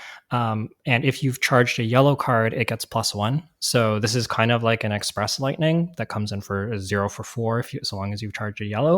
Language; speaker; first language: English; native; English